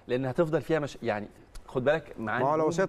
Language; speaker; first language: Arabic; native; Arabic